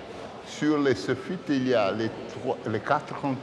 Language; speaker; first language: French; non-native, learner; Italian